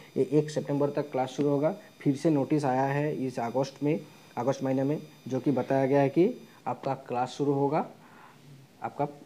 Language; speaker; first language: Hindi; non-native, local second language; Bangla